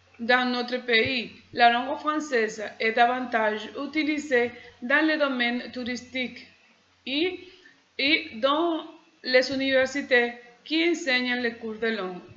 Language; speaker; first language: French; non-native, learner; Spanish